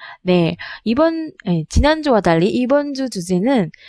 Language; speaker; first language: Korean; non-native, learner; Indonesian